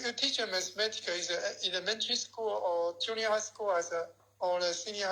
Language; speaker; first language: English; non-native, learner; Chinese